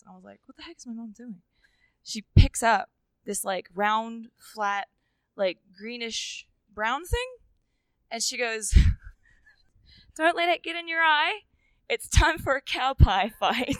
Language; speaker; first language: English; native; English